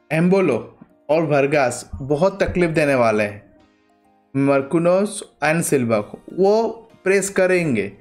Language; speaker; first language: Hindi; non-native, local second language; Odia